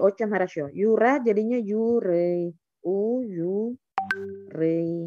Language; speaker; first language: Russian; non-native, fluent; Indonesian